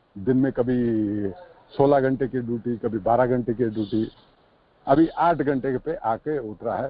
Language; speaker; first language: Hindi; non-native, local second language; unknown